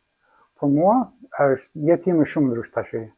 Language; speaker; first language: Albanian; non-native, learner; English